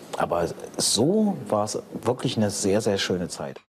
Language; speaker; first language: German; native; German